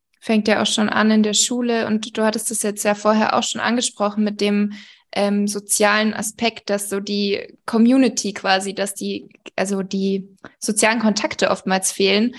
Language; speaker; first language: German; native; German